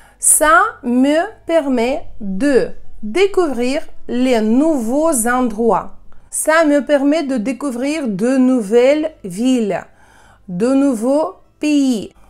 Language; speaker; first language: French; non-native, fluent; Russian